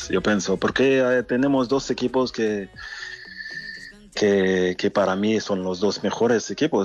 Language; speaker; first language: Spanish; non-native, fluent; French